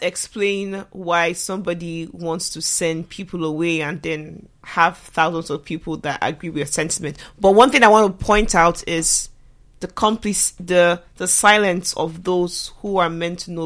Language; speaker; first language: English; non-native, local second language; Igbo